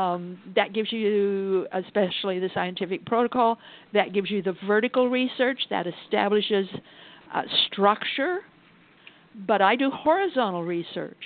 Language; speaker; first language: English; native; English